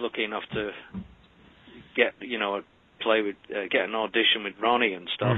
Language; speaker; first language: English; native; English